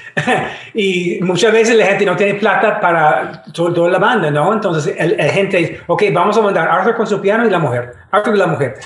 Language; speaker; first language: Spanish; non-native, fluent; English